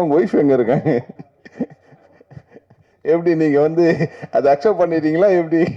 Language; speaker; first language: Tamil; native; Tamil